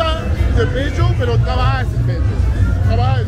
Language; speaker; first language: Spanish; non-native, learner; English